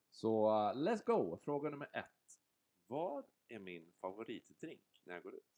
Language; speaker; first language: Swedish; native; Swedish